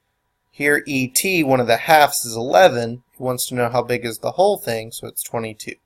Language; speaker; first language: English; native; English